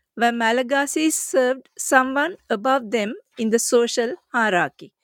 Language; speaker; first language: English; non-native, local second language; Sinhala